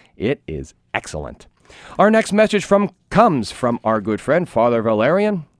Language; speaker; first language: English; native; English